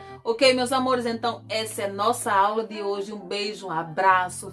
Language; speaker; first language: Portuguese; native; Portuguese